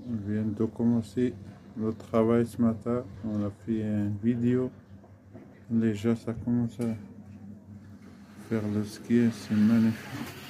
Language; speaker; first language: French; non-native, fluent; Arabic